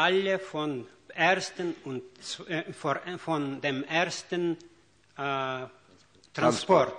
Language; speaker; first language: German; non-native, fluent; Ukrainian